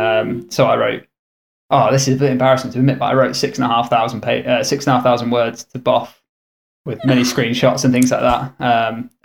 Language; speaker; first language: English; native; English